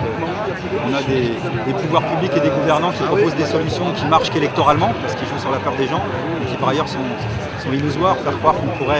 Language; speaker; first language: French; native; French